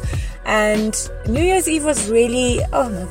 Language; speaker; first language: English; non-native, local second language; Venda